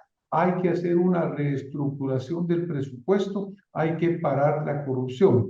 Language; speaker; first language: Spanish; native; Spanish